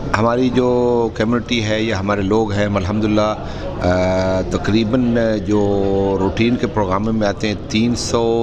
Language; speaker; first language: Urdu; non-native, local second language; Punjabi